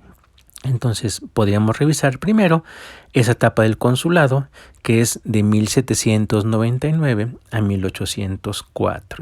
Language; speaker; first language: Spanish; native; Spanish